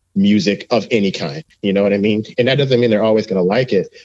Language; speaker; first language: English; native; English